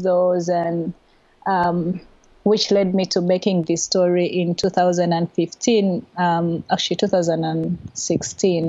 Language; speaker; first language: English; non-native, local second language; Ganda